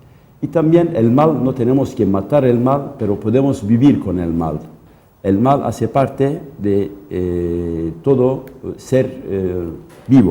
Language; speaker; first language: Spanish; non-native, local second language; Kurdish